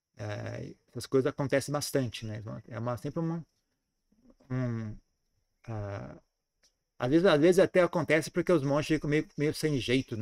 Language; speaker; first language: Portuguese; native; Portuguese